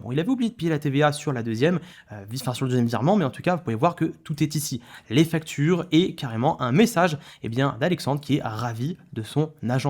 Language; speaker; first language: French; native; French